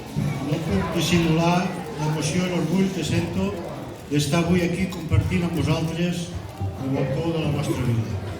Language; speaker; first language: Catalan; native; Catalan